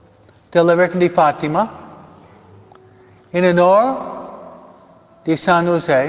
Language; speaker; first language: Spanish; non-native, fluent; English